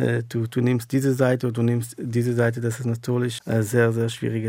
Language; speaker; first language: German; non-native, fluent; Hebrew